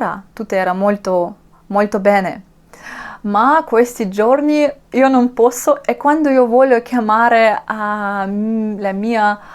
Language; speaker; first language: Italian; non-native, learner; Russian